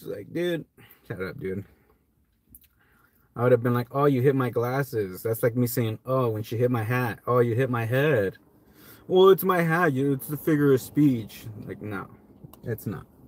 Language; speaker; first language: English; native; English